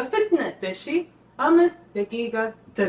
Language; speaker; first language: Amharic; non-native, learner; Arabic